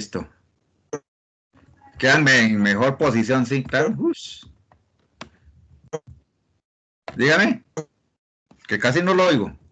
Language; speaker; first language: Spanish; native; Spanish